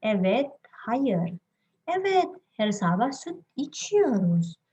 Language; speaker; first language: Turkish; non-native, learner; Indonesian